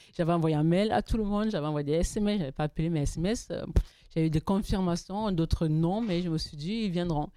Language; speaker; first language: French; native; French